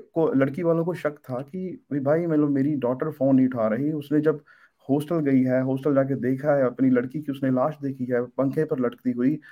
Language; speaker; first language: Hindi; native; Hindi